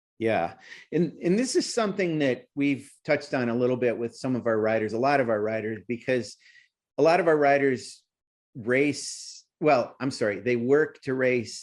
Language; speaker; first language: English; native; English